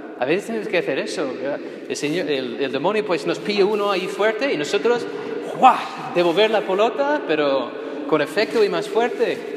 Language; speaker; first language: Spanish; non-native, fluent; English